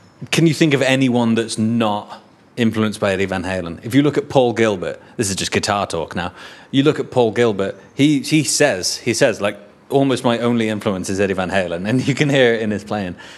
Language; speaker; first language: English; native; English